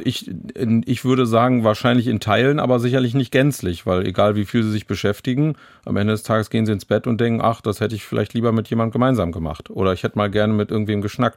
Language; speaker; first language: German; native; German